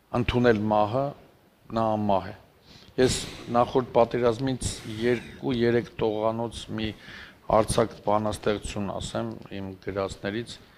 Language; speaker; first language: Armenian; native; Armenian